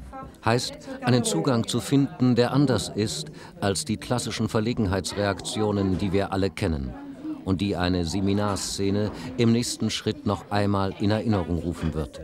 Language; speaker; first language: German; native; German